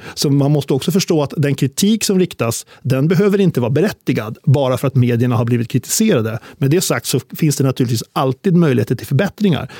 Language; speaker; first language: Swedish; native; Swedish